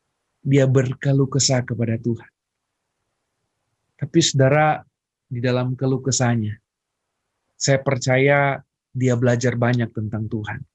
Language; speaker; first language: Indonesian; native; Indonesian